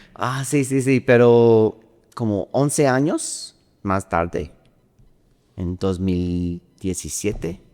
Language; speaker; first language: Spanish; non-native, learner; English